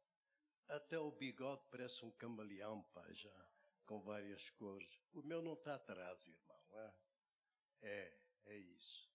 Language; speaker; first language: Portuguese; native; Portuguese